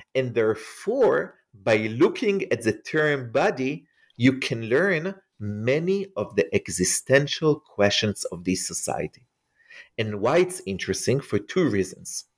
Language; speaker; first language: English; non-native, fluent; Hebrew